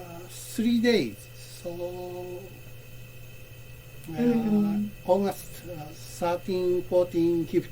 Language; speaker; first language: English; non-native, learner; Japanese